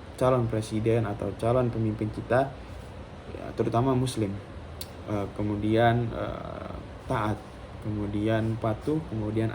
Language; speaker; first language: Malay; non-native, local second language; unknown